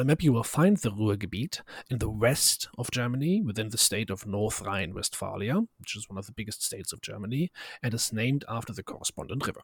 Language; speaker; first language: English; non-native, fluent; German